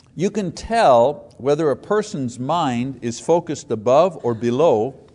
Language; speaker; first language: English; native; English